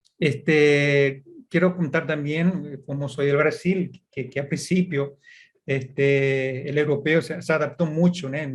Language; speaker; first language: Spanish; early bilingual, heritage; Portuguese